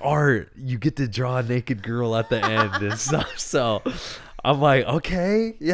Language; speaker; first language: English; native; English